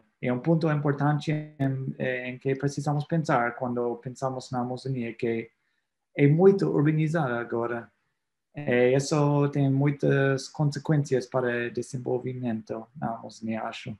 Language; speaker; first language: Portuguese; non-native, fluent; English